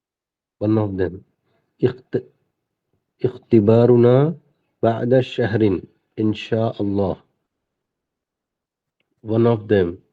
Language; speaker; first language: Arabic; non-native, learner; Urdu